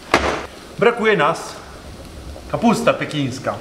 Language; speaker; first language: Polish; non-native, learner; Italian